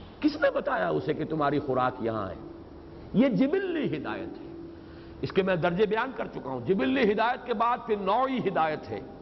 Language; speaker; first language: Urdu; native; Urdu